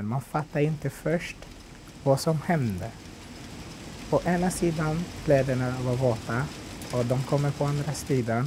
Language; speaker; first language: Swedish; non-native, fluent; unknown